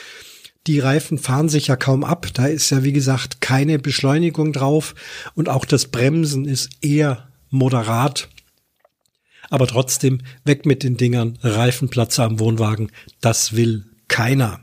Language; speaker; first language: German; native; German